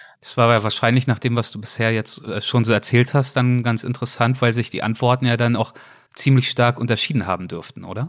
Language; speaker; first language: German; native; German